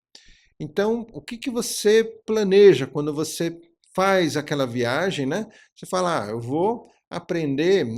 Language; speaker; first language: Portuguese; native; Portuguese